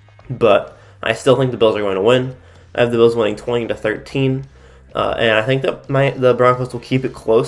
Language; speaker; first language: English; native; English